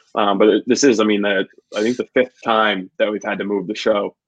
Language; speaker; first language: English; native; English